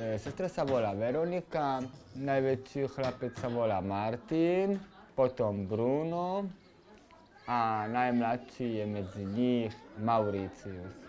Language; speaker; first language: Slovak; non-native, local second language; Hungarian